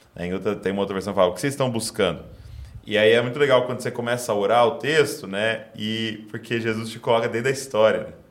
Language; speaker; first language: Portuguese; native; Portuguese